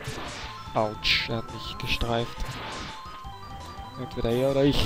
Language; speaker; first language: German; native; German